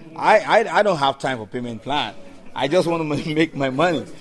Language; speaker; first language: English; non-native, local second language; Yoruba